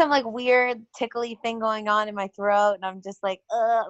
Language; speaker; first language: English; native; English